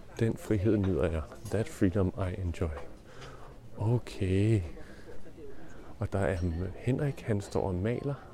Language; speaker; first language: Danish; non-native, learner; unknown